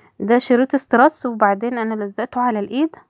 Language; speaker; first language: Arabic; native; Arabic